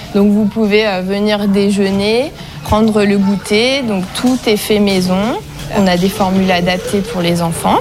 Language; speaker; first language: French; native; French